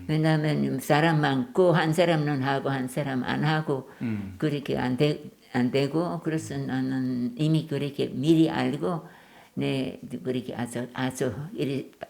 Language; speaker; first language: Korean; non-native, learner; German